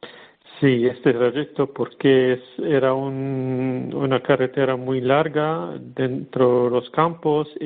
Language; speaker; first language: Spanish; non-native, learner; Arabic